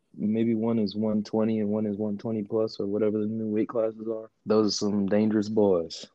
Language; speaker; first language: English; native; English